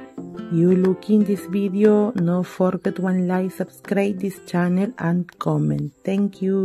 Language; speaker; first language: English; non-native, learner; Spanish